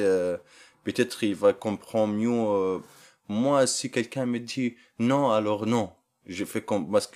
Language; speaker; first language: French; non-native, learner; Arabic